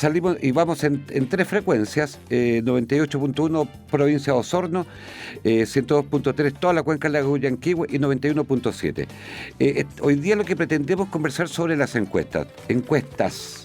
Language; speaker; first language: Spanish; native; Spanish